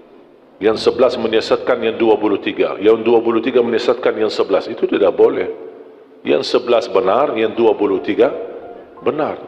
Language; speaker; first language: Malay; non-native, fluent; Arabic